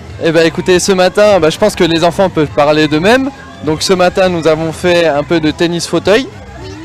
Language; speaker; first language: French; native; French